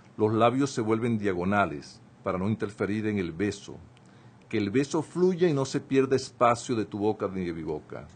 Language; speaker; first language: Spanish; native; Spanish